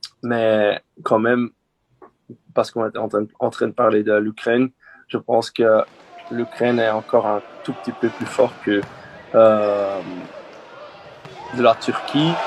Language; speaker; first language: French; non-native, local second language; Dutch